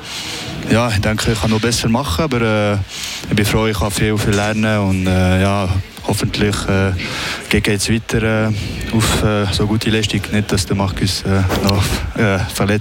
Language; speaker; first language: German; non-native, local second language; French